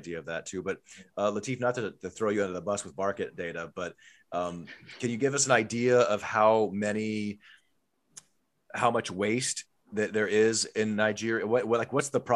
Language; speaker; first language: English; native; English